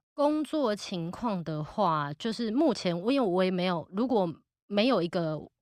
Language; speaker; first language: Chinese; native; Chinese